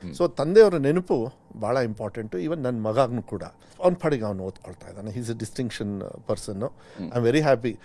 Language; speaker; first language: Kannada; native; Kannada